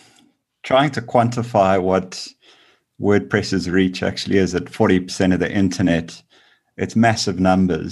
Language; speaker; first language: English; native; English